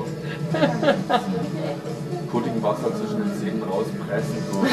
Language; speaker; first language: German; native; German